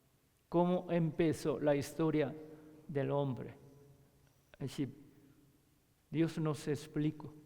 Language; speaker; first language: Spanish; non-native, learner; Korean